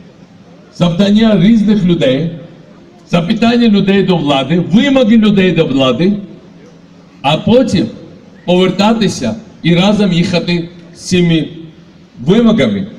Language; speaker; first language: Ukrainian; non-native, fluent; Georgian